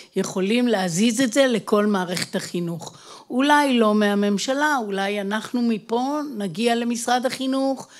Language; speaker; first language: Hebrew; native; Hebrew